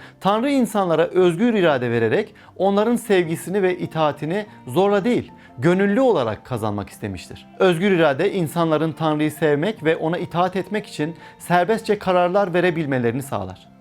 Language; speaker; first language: Turkish; native; Turkish